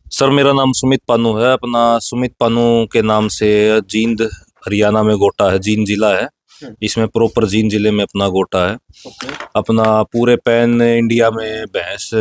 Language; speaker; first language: Hindi; native; Hindi